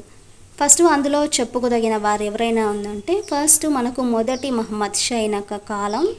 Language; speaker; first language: Telugu; native; Telugu